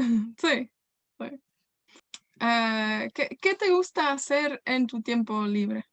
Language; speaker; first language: Spanish; non-native, fluent; Welsh